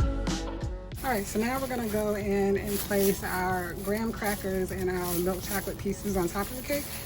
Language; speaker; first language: English; native; English